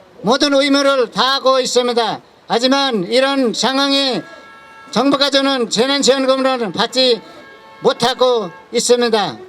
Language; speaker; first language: Korean; non-native, fluent; Nepali